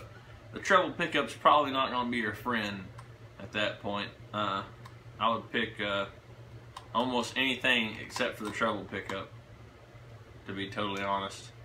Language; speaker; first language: English; native; English